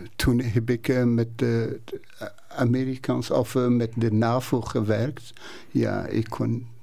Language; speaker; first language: Dutch; non-native, learner; Persian